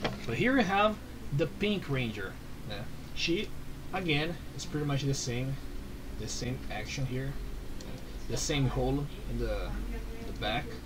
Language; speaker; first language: English; non-native, fluent; Portuguese